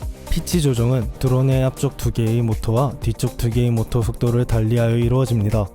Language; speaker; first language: Korean; native; Korean